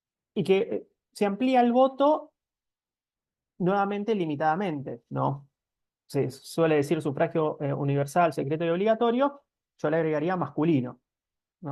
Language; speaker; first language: Spanish; native; Spanish